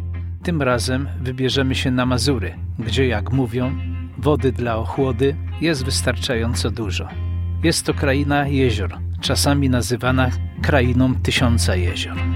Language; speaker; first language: Polish; native; Polish